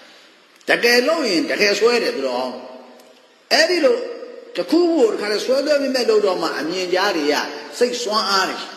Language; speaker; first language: Burmese; native; Burmese